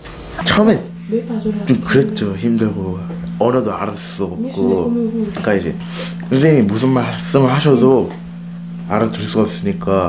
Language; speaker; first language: Korean; early bilingual, other home language; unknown